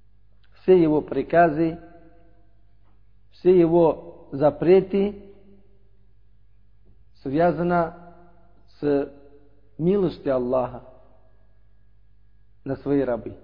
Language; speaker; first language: Russian; non-native, learner; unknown